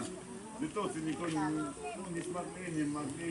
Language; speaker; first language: Russian; non-native, fluent; Lithuanian